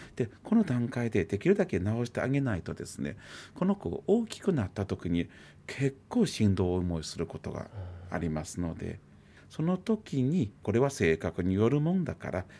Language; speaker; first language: Japanese; native; Japanese